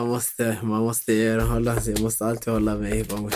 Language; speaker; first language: Swedish; non-native, local second language; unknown